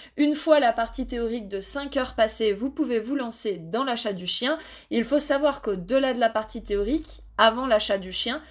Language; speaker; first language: French; native; French